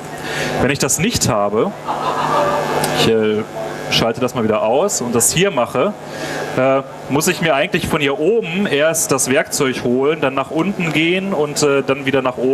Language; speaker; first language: German; native; German